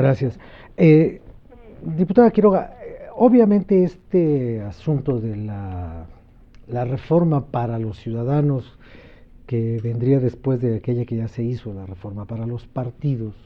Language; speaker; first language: Spanish; native; Spanish